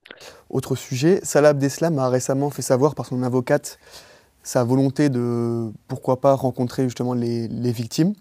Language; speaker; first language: French; native; French